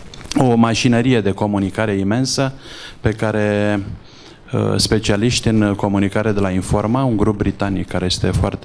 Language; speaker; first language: Romanian; native; Romanian